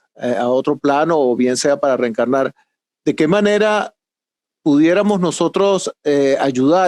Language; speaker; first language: Spanish; native; Spanish